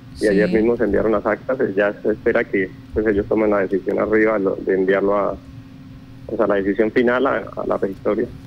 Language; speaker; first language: Spanish; native; Spanish